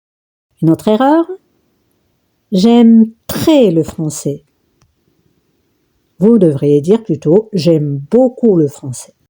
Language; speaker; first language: French; non-native, local second language; Arabic